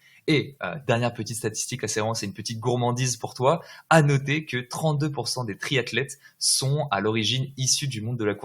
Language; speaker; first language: French; native; French